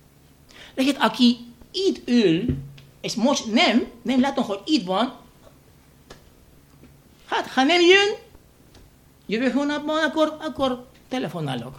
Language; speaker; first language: Hungarian; non-native, fluent; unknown